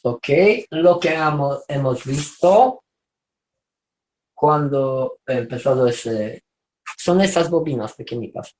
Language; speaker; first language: Spanish; non-native, fluent; Romanian